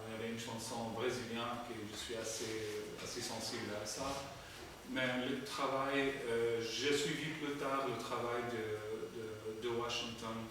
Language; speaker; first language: French; non-native, fluent; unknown